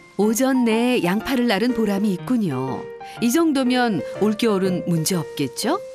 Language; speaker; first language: Korean; native; Korean